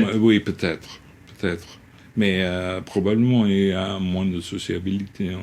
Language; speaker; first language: French; non-native, fluent; English